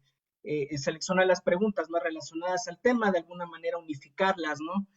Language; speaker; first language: Spanish; native; Spanish